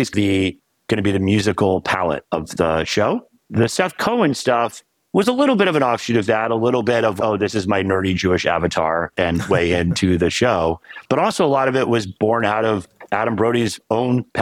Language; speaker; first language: English; native; English